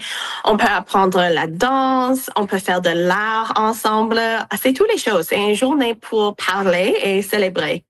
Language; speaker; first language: French; non-native, local second language; English